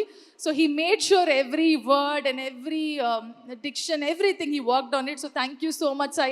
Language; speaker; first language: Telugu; non-native, learner; Kannada